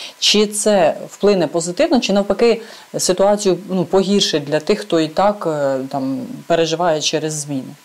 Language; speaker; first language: Ukrainian; native; Ukrainian